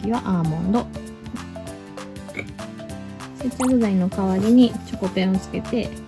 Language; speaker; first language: Japanese; native; Japanese